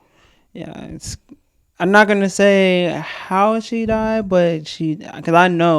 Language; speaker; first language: English; native; English